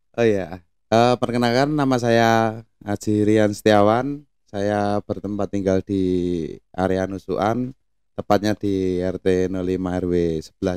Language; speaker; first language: Indonesian; non-native, local second language; Javanese